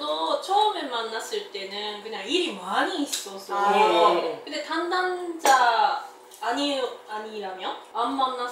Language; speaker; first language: Korean; non-native, learner; Japanese